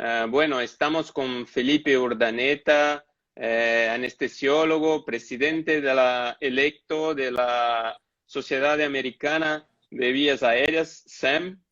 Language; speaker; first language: Spanish; non-native, fluent; Portuguese